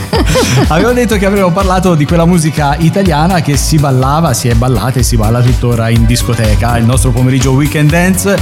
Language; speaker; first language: Italian; native; Italian